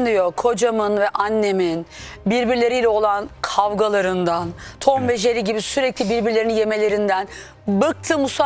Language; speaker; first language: Turkish; native; Turkish